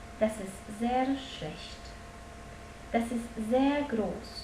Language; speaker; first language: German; non-native, learner; Polish